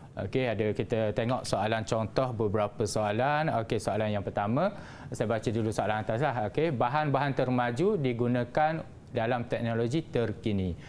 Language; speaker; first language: Malay; native; Malay